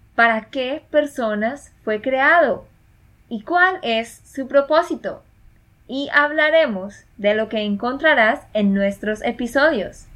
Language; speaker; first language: Spanish; native; Spanish